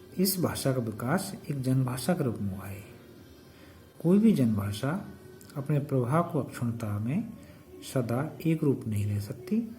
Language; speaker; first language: Hindi; native; Hindi